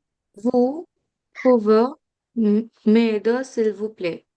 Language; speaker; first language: French; non-native, learner; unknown